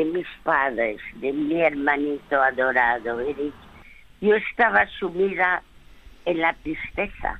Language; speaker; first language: Spanish; early bilingual, other home language; French